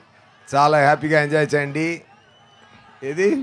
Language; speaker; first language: Telugu; non-native, fluent; Tamil